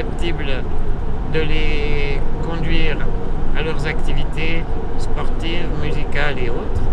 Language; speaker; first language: French; native; French